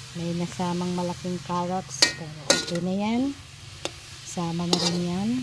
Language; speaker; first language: Filipino; non-native, local second language; Bikol